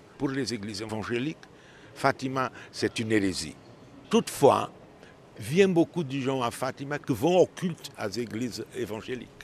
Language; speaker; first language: French; non-native, fluent; Portuguese